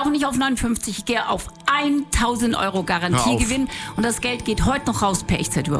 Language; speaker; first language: German; native; German